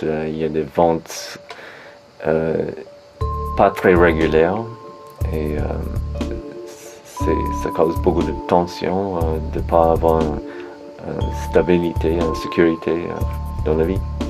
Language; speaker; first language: French; non-native, fluent; English